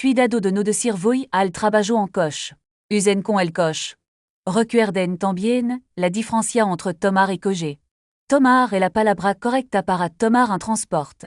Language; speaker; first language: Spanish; non-native, fluent; French